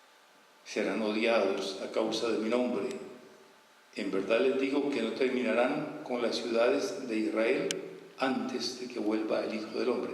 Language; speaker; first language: Spanish; native; Spanish